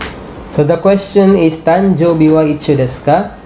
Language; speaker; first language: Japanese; non-native, fluent; English